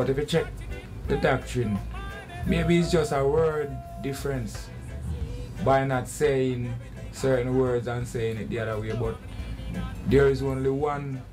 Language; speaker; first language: English; non-native, local second language; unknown